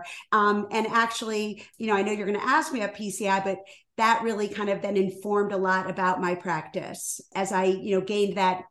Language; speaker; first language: English; native; English